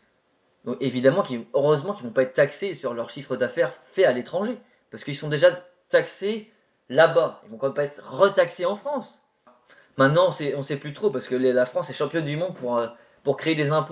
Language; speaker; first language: French; native; French